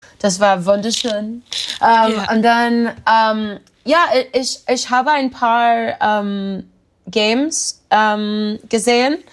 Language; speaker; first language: German; non-native, learner; English